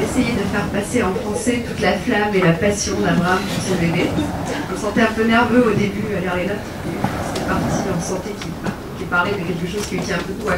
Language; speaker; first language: French; native; French